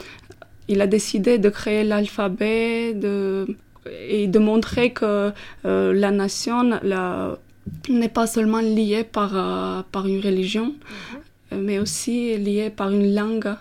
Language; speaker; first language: French; non-native, fluent; Armenian